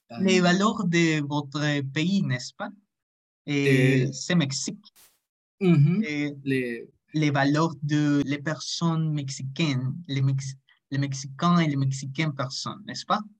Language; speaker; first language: French; non-native, learner; Spanish